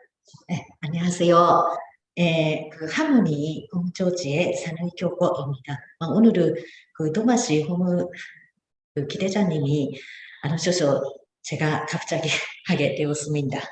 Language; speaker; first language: Korean; non-native, fluent; Japanese